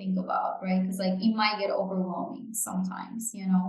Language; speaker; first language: English; non-native, fluent; Japanese